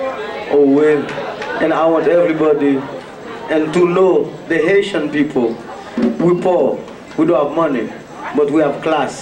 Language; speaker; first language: English; non-native, learner; Haitian Creole